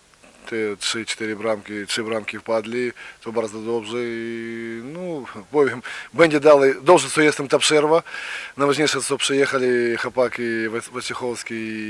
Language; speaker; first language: Polish; non-native, learner; Ukrainian